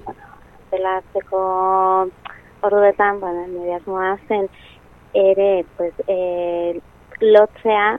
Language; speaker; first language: Basque; non-native, local second language; Spanish